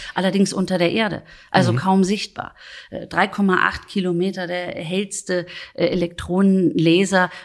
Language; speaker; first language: German; native; German